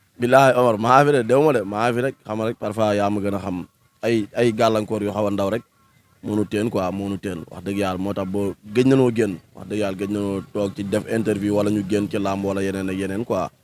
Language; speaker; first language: Wolof; native; Wolof